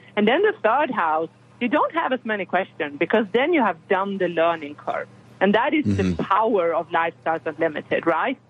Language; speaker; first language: English; non-native, fluent; Swedish